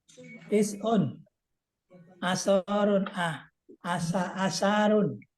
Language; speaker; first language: Arabic; non-native, learner; Indonesian